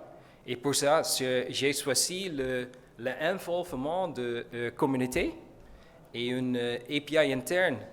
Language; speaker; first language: French; non-native, learner; Dutch